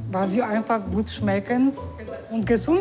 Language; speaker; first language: German; non-native, learner; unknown